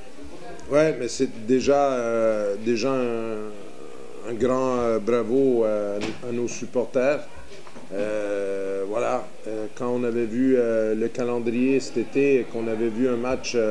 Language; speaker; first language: French; native; French